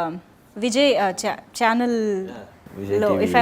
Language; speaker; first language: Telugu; native; Telugu